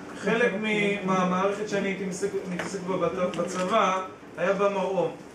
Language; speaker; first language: Hebrew; native; Hebrew